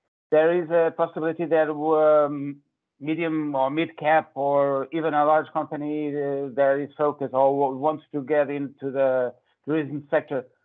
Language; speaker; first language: English; non-native, fluent; Portuguese